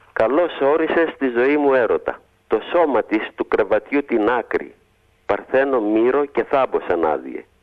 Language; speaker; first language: Greek; native; Greek